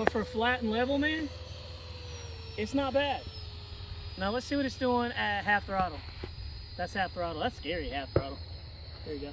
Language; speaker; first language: English; native; English